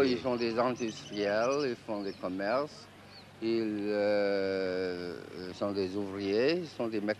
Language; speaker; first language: French; non-native, fluent; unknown